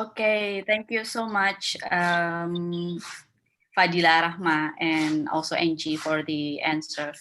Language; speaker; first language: English; non-native, fluent; Indonesian